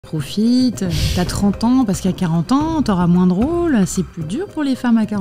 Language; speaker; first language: French; native; French